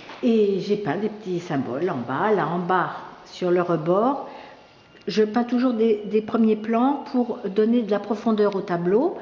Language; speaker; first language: French; native; French